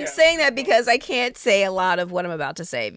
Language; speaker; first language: English; native; English